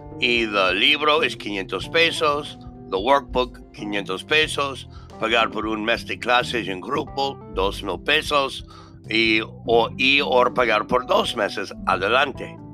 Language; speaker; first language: Spanish; non-native, learner; English